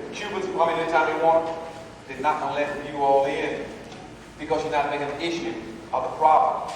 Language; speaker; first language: English; native; English